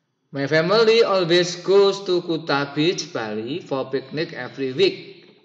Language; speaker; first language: English; non-native, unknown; Indonesian